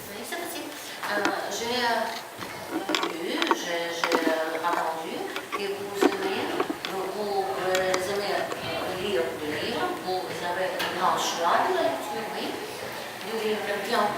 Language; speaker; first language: French; non-native, fluent; Ukrainian